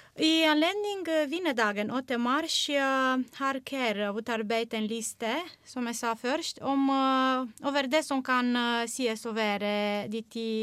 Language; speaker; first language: Norwegian; non-native, fluent; Romanian